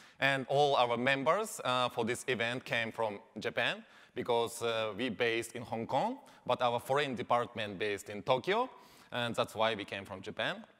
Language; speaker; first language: English; non-native, learner; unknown